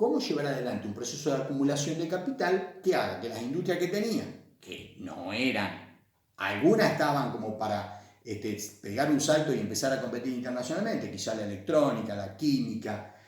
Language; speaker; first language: Spanish; native; Spanish